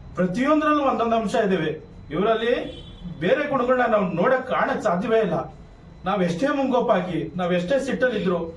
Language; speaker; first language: Kannada; native; Kannada